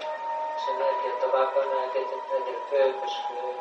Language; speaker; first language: Hungarian; non-native, learner; Russian